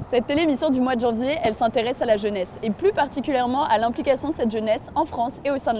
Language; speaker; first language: French; native; French